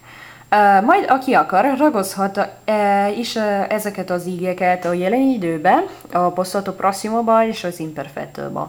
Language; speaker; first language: Hungarian; non-native, learner; Italian